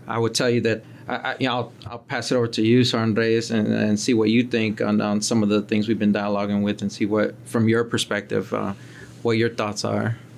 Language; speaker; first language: English; early bilingual, other home language; Spanish